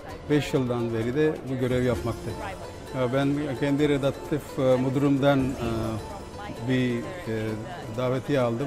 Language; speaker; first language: Turkish; non-native, fluent; Macedonian